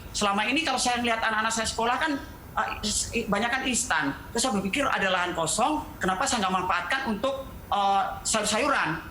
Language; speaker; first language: Indonesian; native; Indonesian